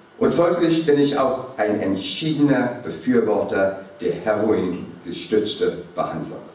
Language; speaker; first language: German; non-native, fluent; English